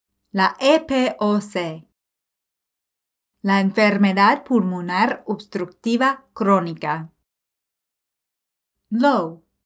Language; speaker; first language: Spanish; non-native, fluent; English